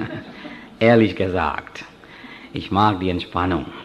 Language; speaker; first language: German; non-native, fluent; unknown